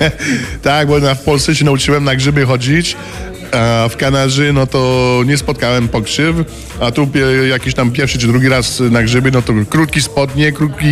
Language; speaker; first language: Polish; non-native, fluent; French